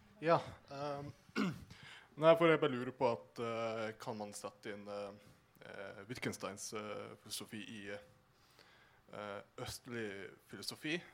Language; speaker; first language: Norwegian; non-native, learner; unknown